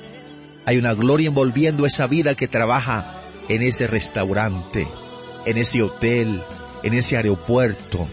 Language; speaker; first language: Spanish; native; Spanish